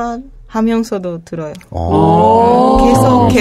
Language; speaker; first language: Korean; non-native, learner; Japanese